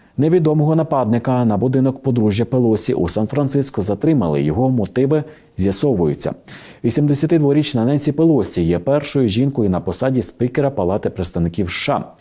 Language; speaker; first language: Ukrainian; native; Ukrainian